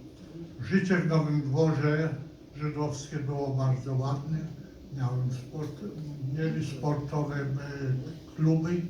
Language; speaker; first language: Polish; non-native, local second language; Yiddish